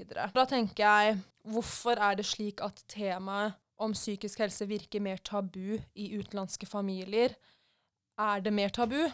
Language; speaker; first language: Norwegian; early bilingual, other home language; Persian